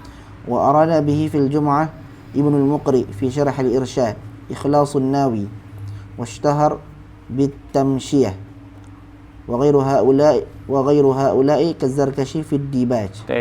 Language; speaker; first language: Arabic; non-native, fluent; Malay